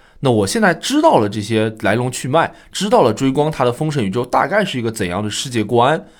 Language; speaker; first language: Chinese; native; Chinese